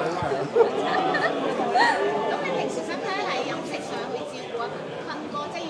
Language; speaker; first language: Cantonese; native; Cantonese